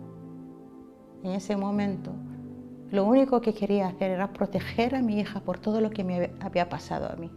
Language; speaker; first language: Spanish; non-native, fluent; Somali